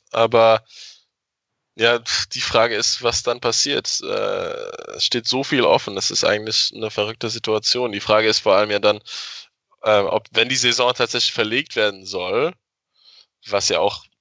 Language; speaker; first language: German; non-native, local second language; Luxembourgish